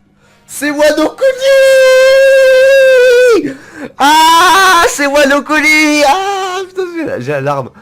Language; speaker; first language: French; native; French